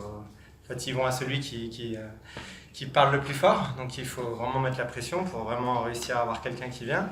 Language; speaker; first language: French; native; French